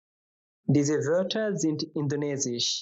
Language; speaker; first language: German; non-native, fluent; Bangla